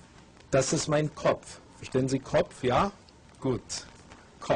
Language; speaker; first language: German; non-native, fluent; English